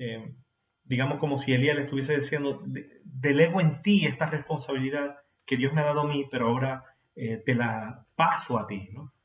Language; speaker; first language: Spanish; native; Spanish